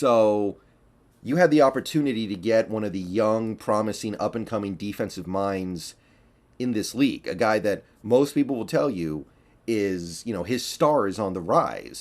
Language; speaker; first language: English; native; English